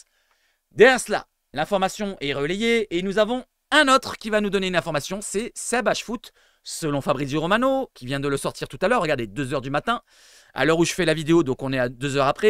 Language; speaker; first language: French; native; French